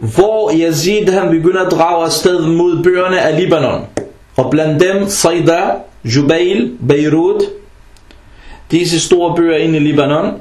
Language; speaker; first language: Danish; early bilingual, other home language; Arabic